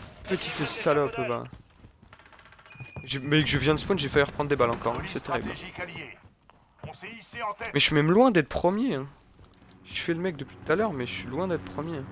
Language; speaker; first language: French; native; French